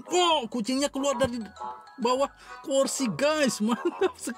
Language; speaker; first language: Indonesian; native; Indonesian